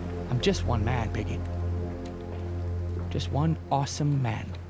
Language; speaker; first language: English; native; English